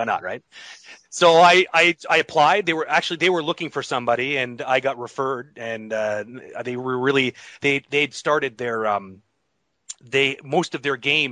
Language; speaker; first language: English; native; English